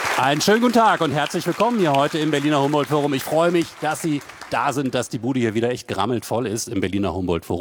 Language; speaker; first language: German; native; German